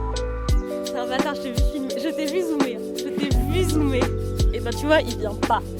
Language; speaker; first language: French; native; French